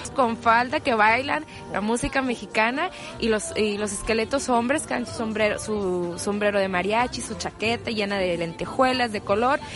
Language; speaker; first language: Spanish; native; Spanish